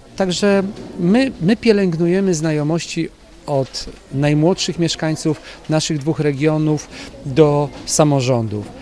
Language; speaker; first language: Polish; native; Polish